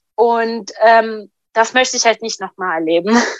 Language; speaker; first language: German; non-native, fluent; Arabic